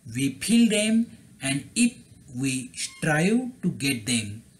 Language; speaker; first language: English; non-native, local second language; Marathi